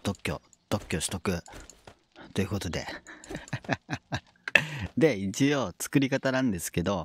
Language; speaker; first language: Japanese; native; Japanese